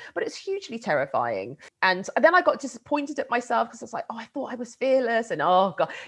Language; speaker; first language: English; native; English